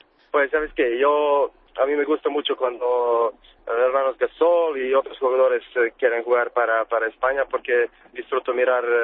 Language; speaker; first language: Spanish; non-native, fluent; Serbian